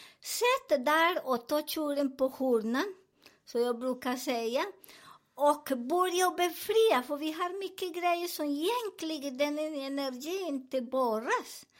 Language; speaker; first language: Swedish; non-native, learner; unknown